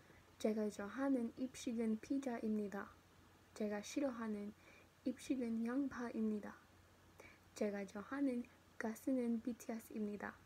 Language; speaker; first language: Korean; non-native, learner; English